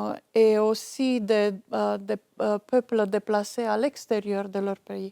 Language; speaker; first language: French; non-native, fluent; Romanian